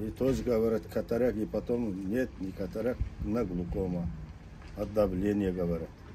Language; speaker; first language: Russian; non-native, local second language; Kazakh